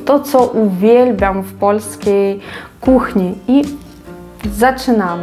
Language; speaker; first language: Polish; non-native, fluent; Ukrainian